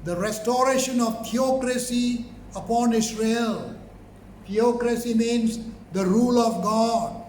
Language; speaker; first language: English; non-native, local second language; Tamil